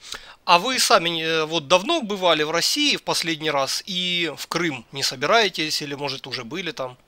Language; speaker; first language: Russian; native; Russian